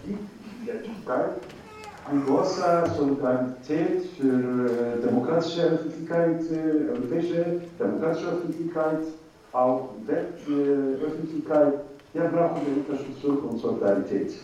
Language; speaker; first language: German; non-native, learner; Turkish